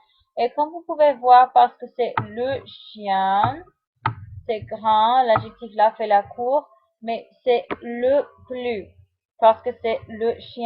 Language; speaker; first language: French; non-native, fluent; English